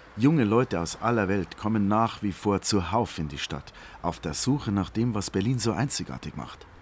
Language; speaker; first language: German; native; German